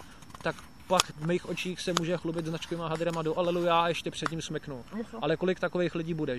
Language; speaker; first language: Czech; native; Czech